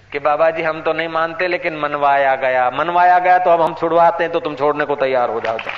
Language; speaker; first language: Hindi; non-native, local second language; Sindhi